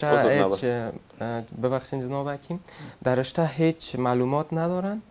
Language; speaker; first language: Persian; native; Persian